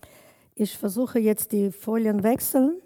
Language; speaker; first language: German; non-native, learner; Kurdish